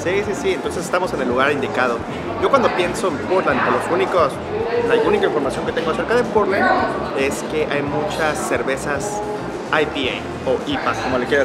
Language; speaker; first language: Spanish; native; Spanish